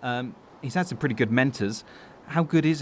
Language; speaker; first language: English; native; English